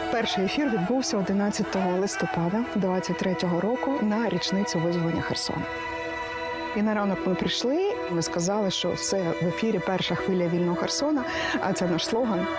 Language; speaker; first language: Ukrainian; native; Ukrainian